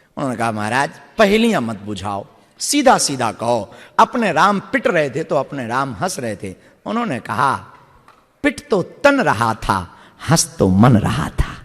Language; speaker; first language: Hindi; native; Hindi